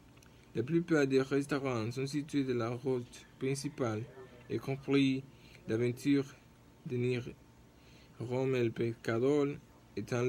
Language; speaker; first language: French; non-native, learner; Spanish